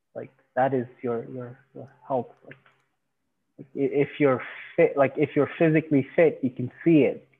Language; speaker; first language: English; non-native, fluent; Persian